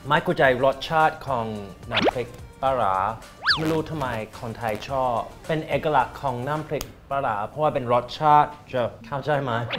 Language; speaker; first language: Thai; non-native, fluent; English